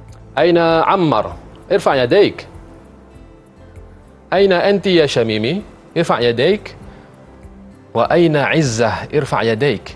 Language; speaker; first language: Arabic; non-native, fluent; Malay